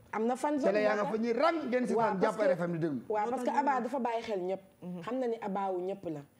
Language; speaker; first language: Wolof; native; Wolof